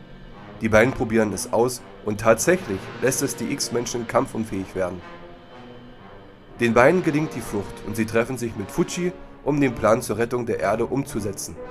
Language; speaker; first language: German; native; German